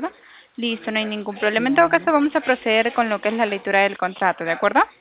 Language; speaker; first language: Spanish; native; Spanish